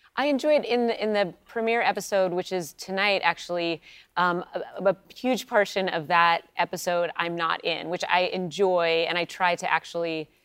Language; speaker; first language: English; native; English